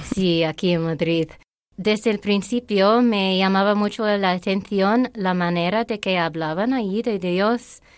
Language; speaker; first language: Spanish; non-native, fluent; English